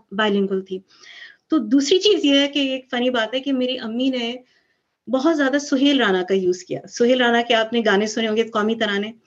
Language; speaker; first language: Urdu; early bilingual, heritage; Urdu